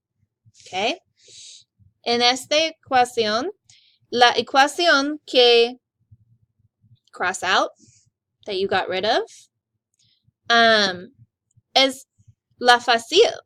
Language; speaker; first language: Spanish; non-native, learner; English